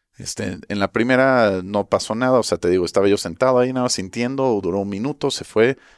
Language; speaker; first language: Spanish; early bilingual, heritage; Spanish